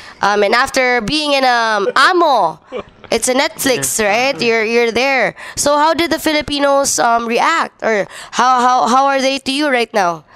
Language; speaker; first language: English; non-native, local second language; Cebuano